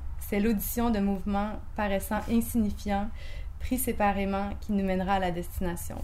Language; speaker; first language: French; native; French